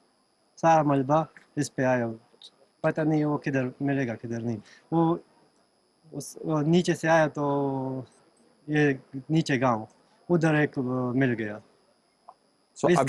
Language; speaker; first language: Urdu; non-native, local second language; Pashto